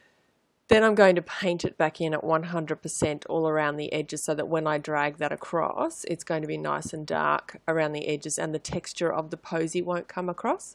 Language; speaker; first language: English; native; English